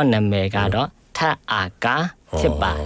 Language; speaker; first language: Korean; non-native, learner; Burmese